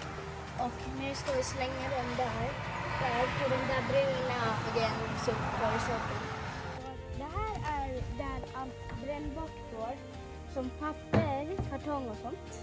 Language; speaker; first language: Swedish; early bilingual, other home language; Sinhala